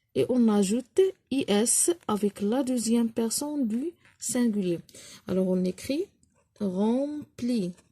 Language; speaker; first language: French; non-native, local second language; Arabic